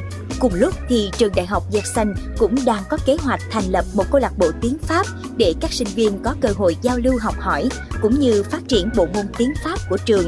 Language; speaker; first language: Vietnamese; native; Vietnamese